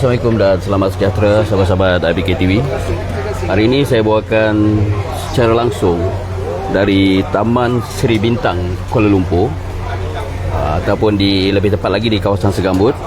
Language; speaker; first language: Malay; native; Malay